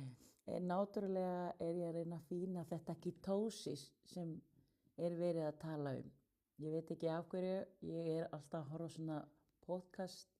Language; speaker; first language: Icelandic; non-native, learner; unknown